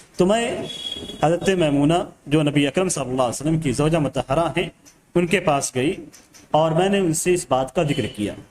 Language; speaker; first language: Urdu; native; Urdu